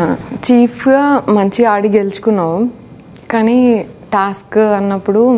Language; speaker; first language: Telugu; native; Telugu